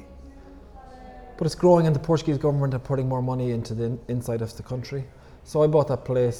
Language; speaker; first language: English; native; English